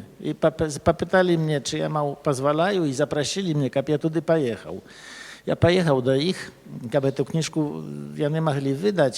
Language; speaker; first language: Polish; early bilingual, other home language; Belarusian